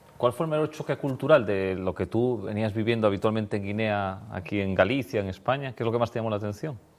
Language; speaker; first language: Spanish; native; Spanish